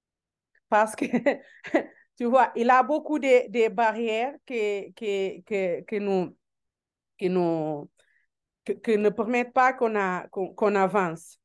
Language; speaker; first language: French; non-native, learner; Portuguese